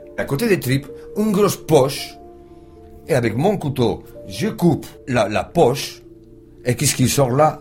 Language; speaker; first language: French; non-native, fluent; Spanish